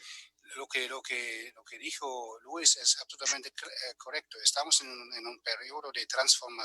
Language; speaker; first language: Spanish; non-native, fluent; German